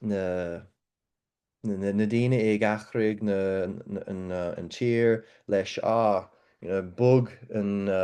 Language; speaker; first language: Irish; non-native, learner; English